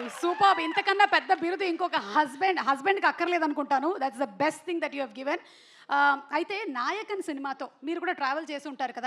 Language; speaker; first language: Telugu; native; Telugu